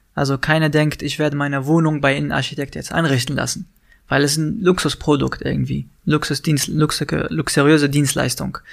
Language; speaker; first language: German; non-native, fluent; Arabic